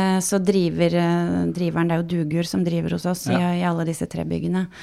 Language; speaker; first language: Norwegian; native; Norwegian